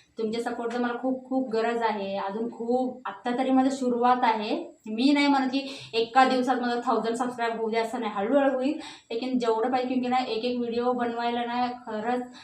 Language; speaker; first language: Marathi; non-native, local second language; Hindi